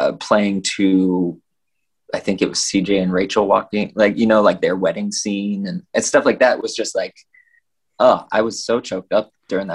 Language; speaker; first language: English; native; English